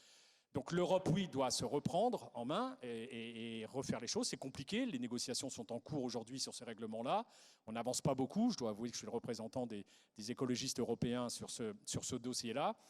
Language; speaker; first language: French; native; French